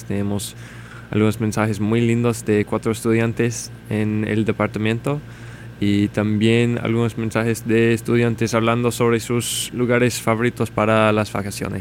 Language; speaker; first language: Spanish; non-native, learner; English